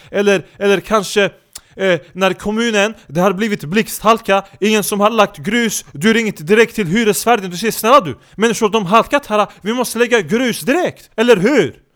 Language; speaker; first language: Swedish; early bilingual, other home language; Turkish